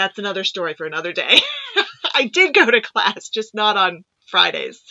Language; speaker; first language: English; native; English